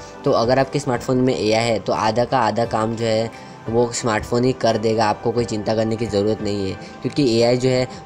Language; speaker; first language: Hindi; native; Hindi